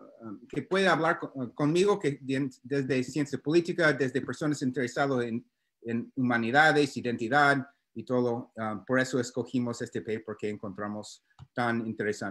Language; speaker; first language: Spanish; non-native, learner; English